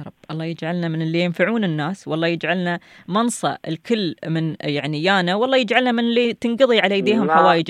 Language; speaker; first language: Arabic; native; Arabic